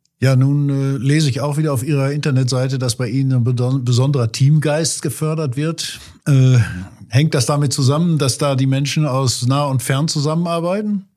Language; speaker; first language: German; native; German